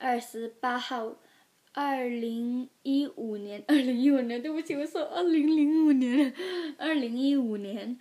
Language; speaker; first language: Chinese; early bilingual, heritage; Chinese